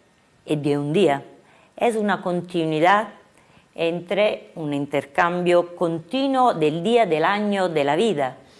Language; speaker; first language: Spanish; non-native, fluent; Italian